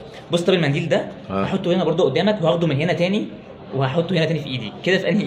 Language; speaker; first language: Arabic; native; Arabic